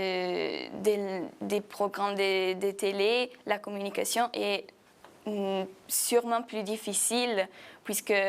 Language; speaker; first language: French; non-native, fluent; Italian